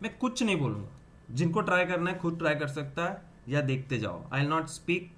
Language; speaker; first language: Hindi; non-native, local second language; Gujarati